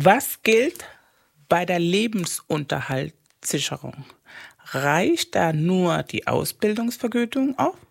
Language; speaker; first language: German; early bilingual, other home language; Spanish